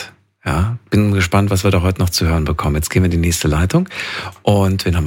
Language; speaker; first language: German; native; German